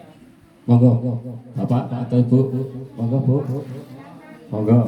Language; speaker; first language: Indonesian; non-native, local second language; Javanese